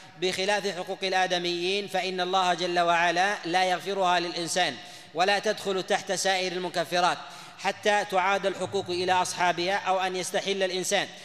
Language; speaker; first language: Arabic; native; Arabic